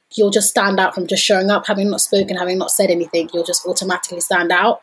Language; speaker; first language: English; early bilingual, other home language; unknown